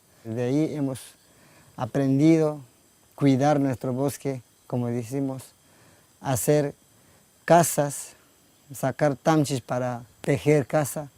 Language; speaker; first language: Spanish; non-native, local second language; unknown